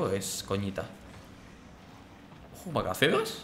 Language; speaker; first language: Spanish; native; Spanish